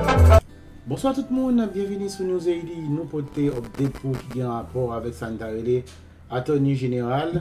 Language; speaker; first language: Haitian Creole; native; Haitian Creole